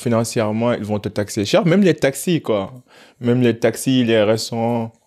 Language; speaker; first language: French; non-native, local second language; Wolof